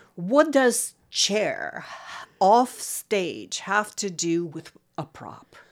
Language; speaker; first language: English; non-native, fluent; Russian